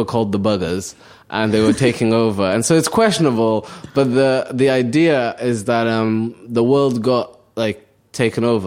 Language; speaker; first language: English; early bilingual, other home language; Somali